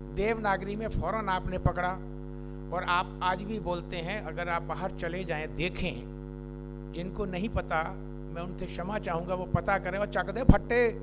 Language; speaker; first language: Hindi; non-native, local second language; Punjabi